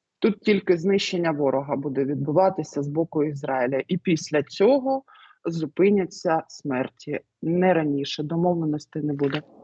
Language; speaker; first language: Ukrainian; native; Ukrainian